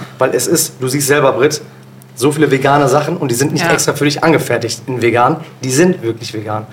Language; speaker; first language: German; early bilingual, other home language; Turkish